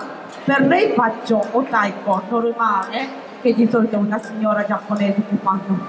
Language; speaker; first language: Italian; non-native, fluent; Japanese